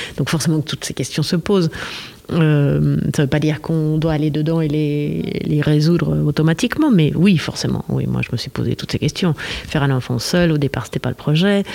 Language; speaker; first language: French; non-native, fluent; Spanish